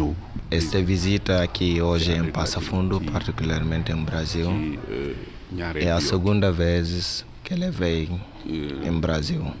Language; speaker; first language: Portuguese; non-native, fluent; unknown